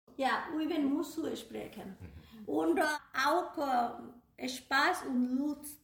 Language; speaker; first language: German; non-native, learner; Bangla